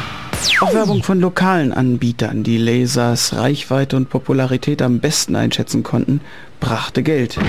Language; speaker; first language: German; native; German